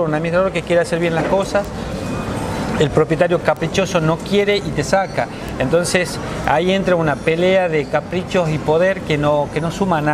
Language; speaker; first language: Spanish; native; Spanish